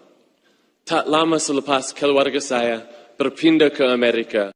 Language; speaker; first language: Malay; non-native, fluent; English